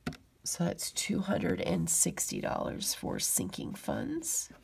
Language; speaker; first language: English; native; English